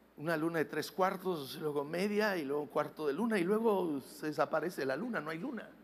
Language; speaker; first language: Spanish; non-native, fluent; English